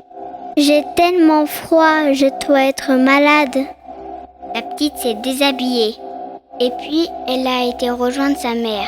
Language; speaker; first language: French; native; French